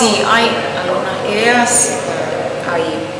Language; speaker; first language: Spanish; non-native, fluent; Finnish